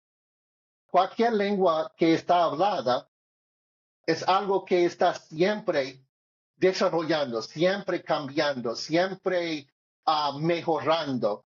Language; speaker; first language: Spanish; non-native, learner; English